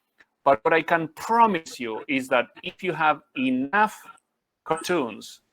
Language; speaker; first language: English; non-native, fluent; Spanish